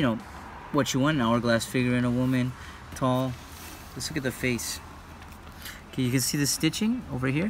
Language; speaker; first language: English; native; English